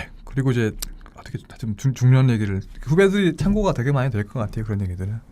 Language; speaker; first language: Korean; native; Korean